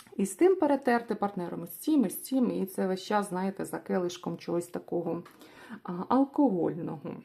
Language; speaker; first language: Ukrainian; non-native, local second language; Russian